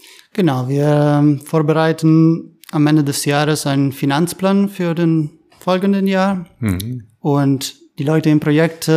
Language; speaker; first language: German; non-native, fluent; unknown